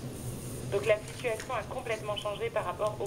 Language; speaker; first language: French; native; French